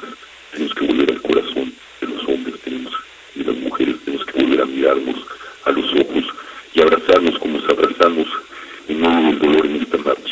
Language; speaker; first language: Spanish; native; Spanish